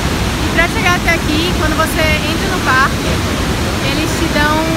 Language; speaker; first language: Portuguese; native; Portuguese